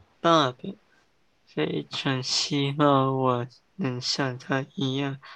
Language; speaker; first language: Chinese; early bilingual, heritage; English